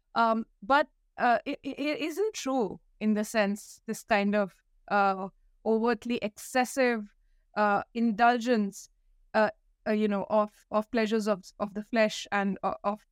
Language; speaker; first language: English; non-native, local second language; Hindi